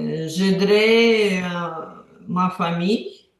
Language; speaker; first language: French; non-native, learner; Ukrainian